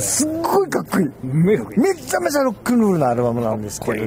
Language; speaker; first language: Japanese; native; Japanese